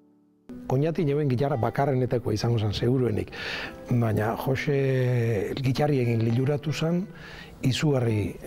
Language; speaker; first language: Basque; native; Basque